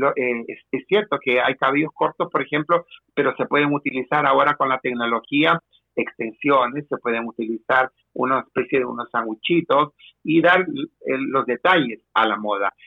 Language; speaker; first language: Spanish; native; Spanish